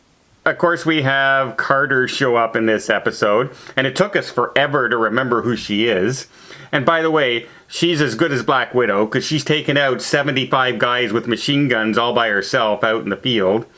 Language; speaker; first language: English; native; English